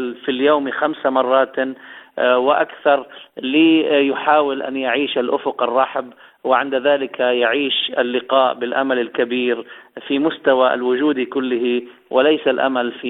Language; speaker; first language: Arabic; native; Arabic